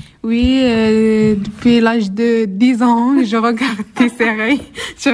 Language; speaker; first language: French; non-native, learner; Arabic